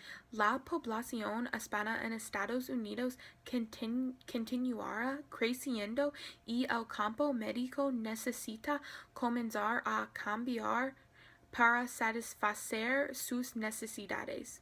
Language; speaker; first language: Spanish; non-native, learner; English